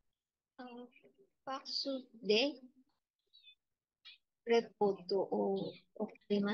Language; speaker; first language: Japanese; non-native, learner; Filipino